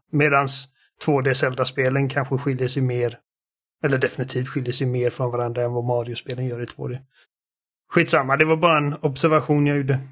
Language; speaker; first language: Swedish; early bilingual, other home language; German